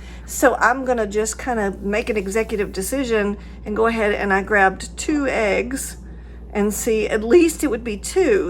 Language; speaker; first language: English; native; English